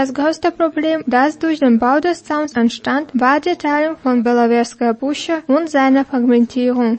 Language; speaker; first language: German; non-native, fluent; Russian